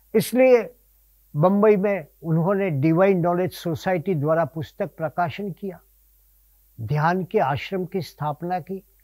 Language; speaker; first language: Hindi; non-native, local second language; Gujarati